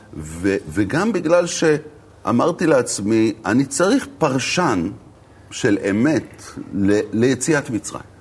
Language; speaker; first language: Hebrew; native; Hebrew